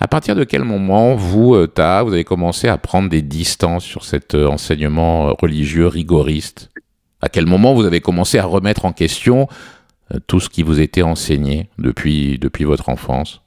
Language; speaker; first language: French; native; French